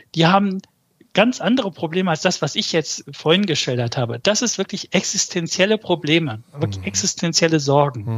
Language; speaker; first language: German; early bilingual, other home language; Turkish